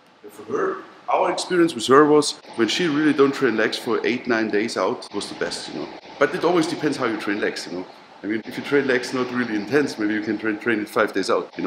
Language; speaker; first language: English; non-native, learner; German